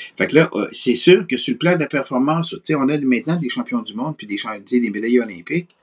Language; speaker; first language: French; native; French